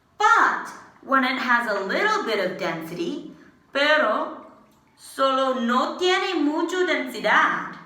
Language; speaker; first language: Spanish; non-native, learner; English